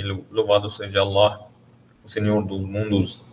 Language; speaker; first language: Portuguese; non-native, learner; Arabic